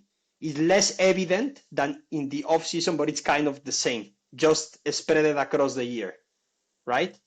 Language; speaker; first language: English; non-native, fluent; Spanish